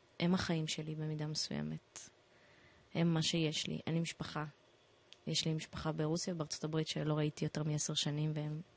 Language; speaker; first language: Hebrew; early bilingual, other home language; Russian